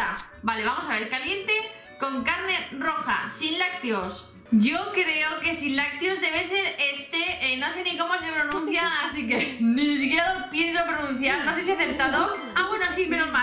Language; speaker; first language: Spanish; native; Spanish